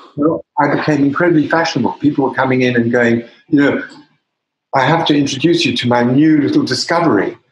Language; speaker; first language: English; native; English